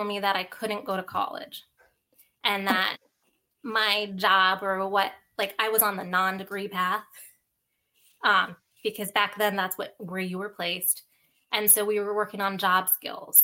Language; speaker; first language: English; early bilingual, other home language; Sinhala